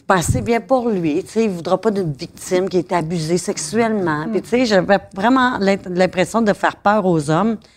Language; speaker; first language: French; native; French